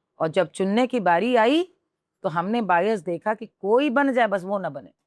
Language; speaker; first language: Hindi; native; Hindi